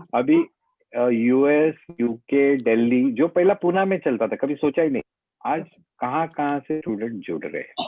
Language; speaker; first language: Hindi; non-native, local second language; Marathi